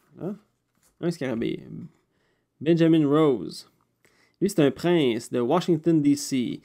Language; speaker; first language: French; native; French